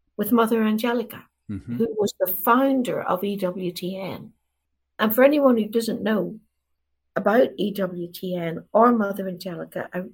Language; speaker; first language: English; native; English